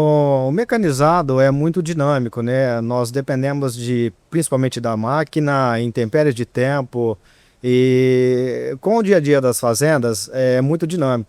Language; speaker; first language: Portuguese; native; Portuguese